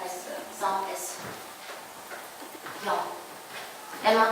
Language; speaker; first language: French; non-native, fluent; Ukrainian